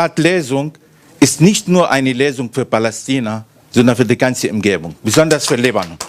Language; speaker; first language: German; non-native, fluent; Arabic